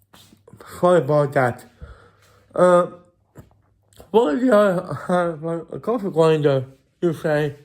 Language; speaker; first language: English; non-native, fluent; Swedish